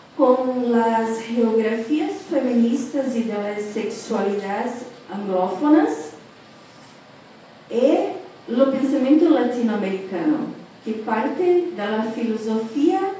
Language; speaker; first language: Spanish; non-native, fluent; Portuguese